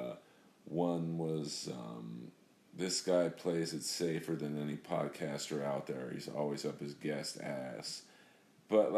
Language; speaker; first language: English; native; English